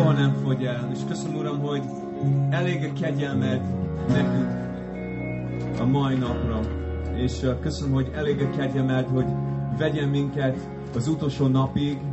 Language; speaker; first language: Hungarian; non-native, fluent; English